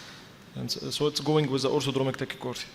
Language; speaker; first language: English; non-native, fluent; Arabic